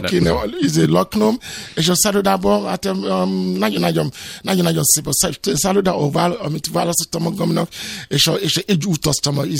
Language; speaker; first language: Hungarian; non-native, fluent; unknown